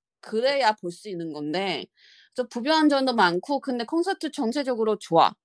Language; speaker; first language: Korean; non-native, fluent; Chinese